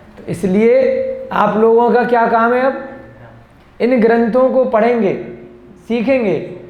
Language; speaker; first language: Hindi; native; Hindi